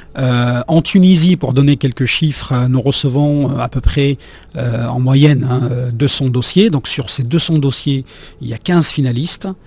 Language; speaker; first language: French; non-native, local second language; Arabic